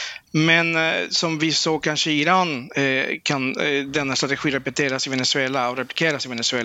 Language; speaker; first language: Swedish; non-native, fluent; Spanish